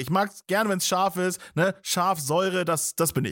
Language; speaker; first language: German; native; German